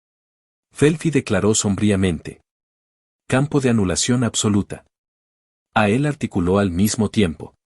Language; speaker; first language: Spanish; native; Spanish